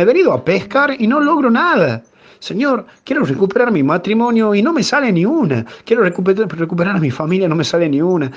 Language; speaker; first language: Spanish; native; Spanish